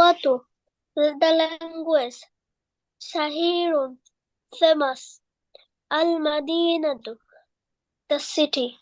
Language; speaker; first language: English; non-native, learner; Bangla